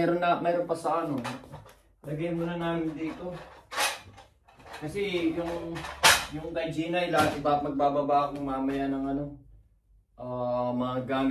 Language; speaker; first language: Filipino; native; Filipino